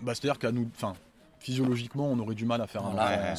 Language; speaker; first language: French; native; French